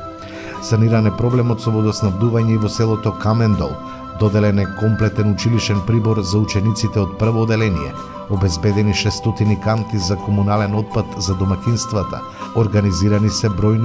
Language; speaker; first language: Macedonian; native; Macedonian